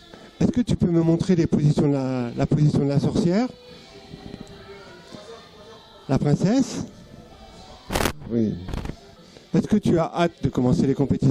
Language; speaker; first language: French; native; French